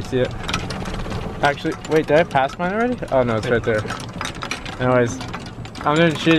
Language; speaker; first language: English; native; English